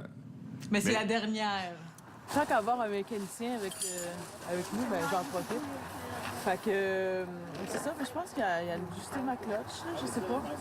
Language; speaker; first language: French; native; French